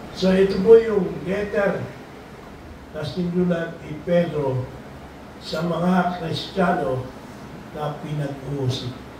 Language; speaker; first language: Filipino; native; Filipino